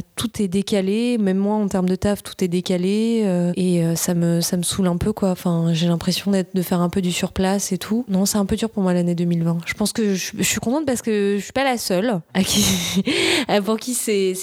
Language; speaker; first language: French; native; French